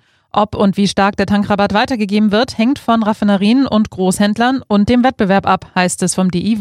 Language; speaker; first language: German; native; German